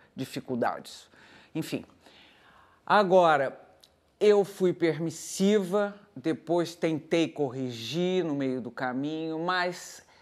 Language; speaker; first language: Portuguese; native; Portuguese